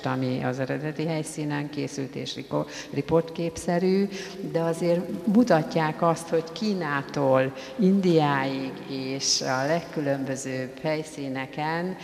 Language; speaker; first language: Hungarian; native; Hungarian